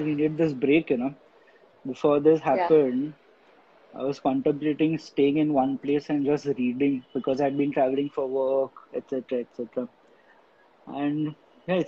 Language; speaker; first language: English; non-native, local second language; Gujarati